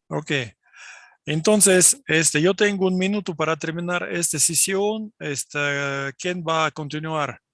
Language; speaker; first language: Spanish; non-native, fluent; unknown